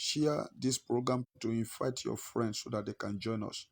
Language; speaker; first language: English; non-native, local second language; Yoruba